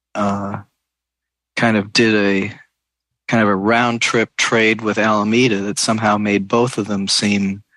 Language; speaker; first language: English; native; English